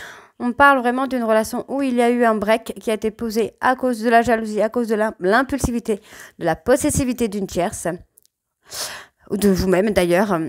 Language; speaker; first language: French; native; French